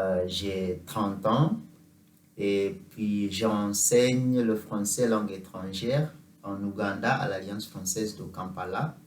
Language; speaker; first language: French; non-native, fluent; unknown